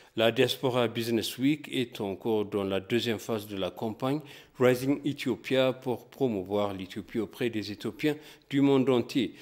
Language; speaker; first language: French; non-native, fluent; Amharic